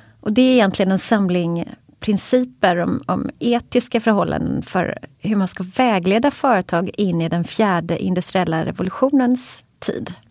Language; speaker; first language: Swedish; native; Swedish